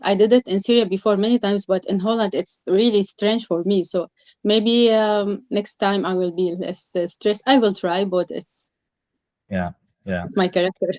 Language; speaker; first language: English; non-native, learner; Arabic